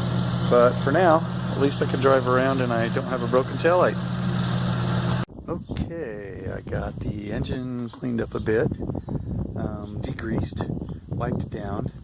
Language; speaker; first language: English; native; English